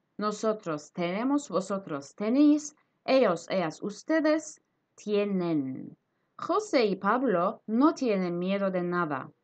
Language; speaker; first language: Spanish; non-native, fluent; Turkish